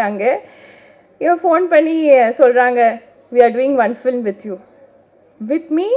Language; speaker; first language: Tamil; non-native, local second language; Bangla